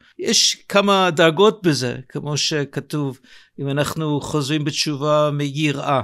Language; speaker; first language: Hebrew; non-native, fluent; English